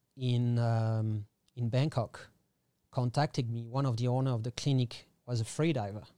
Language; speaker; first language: English; non-native, fluent; French